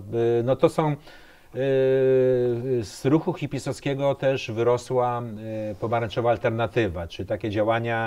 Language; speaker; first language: Polish; native; Polish